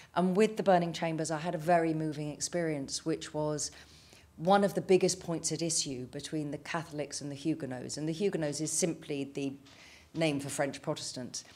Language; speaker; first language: English; native; English